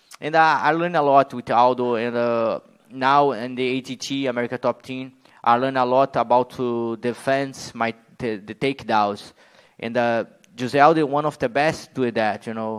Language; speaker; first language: English; non-native, learner; Portuguese